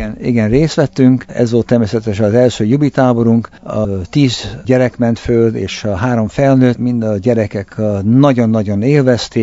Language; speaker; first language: Hungarian; early bilingual, heritage; Hungarian